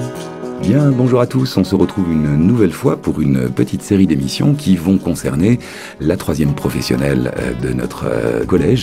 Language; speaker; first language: French; native; French